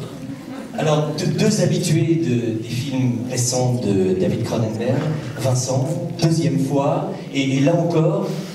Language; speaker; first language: French; native; French